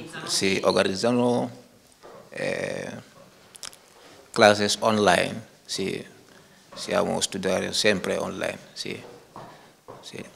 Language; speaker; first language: Italian; non-native, learner; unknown